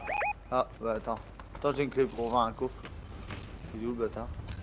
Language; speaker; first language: French; native; French